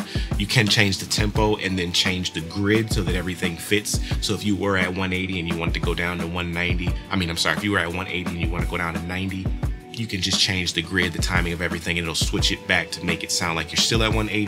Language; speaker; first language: English; native; English